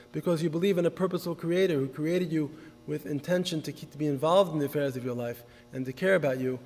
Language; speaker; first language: English; native; English